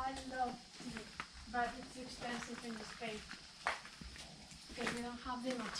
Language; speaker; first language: English; non-native, fluent; Spanish